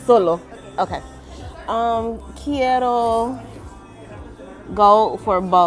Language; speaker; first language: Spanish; non-native, learner; English